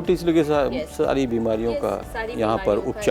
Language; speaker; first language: Hindi; native; Hindi